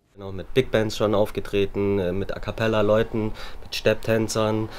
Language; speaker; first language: German; native; German